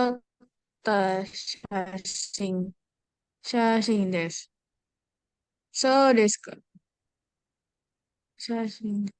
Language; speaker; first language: Japanese; non-native, learner; Indonesian